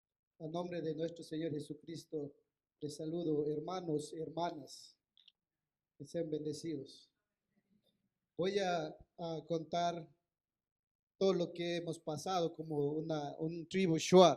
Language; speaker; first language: Spanish; non-native, local second language; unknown